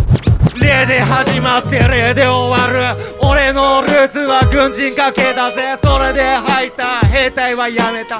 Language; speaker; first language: Japanese; native; Japanese